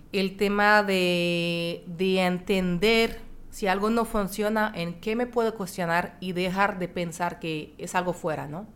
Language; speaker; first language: Spanish; non-native, fluent; French